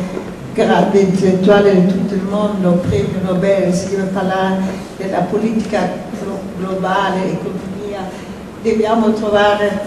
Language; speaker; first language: Italian; non-native, fluent; German